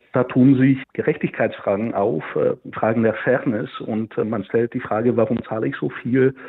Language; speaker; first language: German; non-native, fluent; Bulgarian